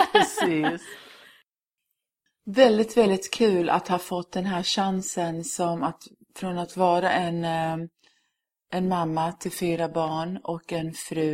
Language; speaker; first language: Swedish; early bilingual, other home language; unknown